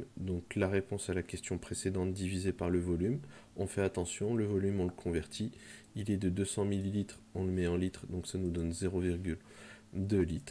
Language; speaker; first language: French; native; French